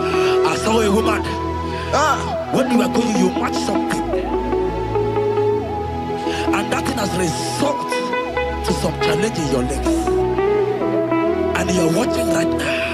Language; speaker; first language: English; non-native, local second language; Igbo